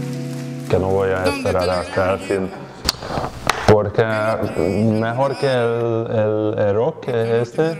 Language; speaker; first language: Spanish; non-native, fluent; Hungarian